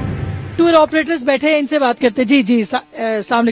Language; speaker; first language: Urdu; native; Urdu